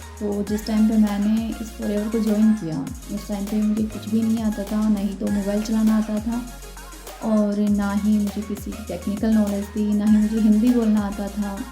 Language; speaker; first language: Hindi; non-native, local second language; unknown